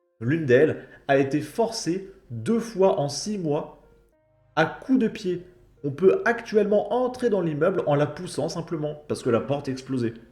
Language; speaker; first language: French; native; French